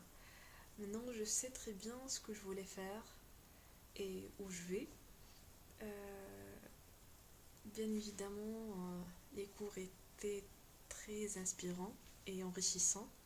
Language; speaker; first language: French; non-native, local second language; Arabic